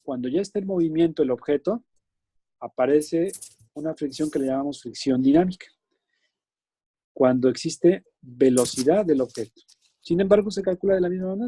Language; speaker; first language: Spanish; native; Spanish